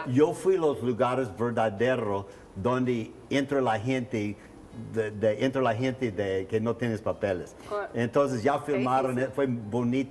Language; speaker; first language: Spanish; non-native, learner; English